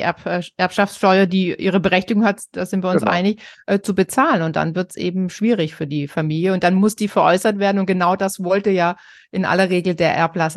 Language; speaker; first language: German; native; German